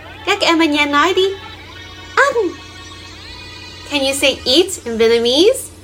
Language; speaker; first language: Vietnamese; early bilingual, heritage; Vietnamese